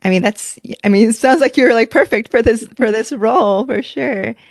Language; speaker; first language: English; early bilingual, other home language; Spanish